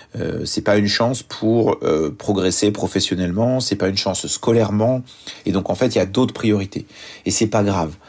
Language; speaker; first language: French; early bilingual, other home language; Arabic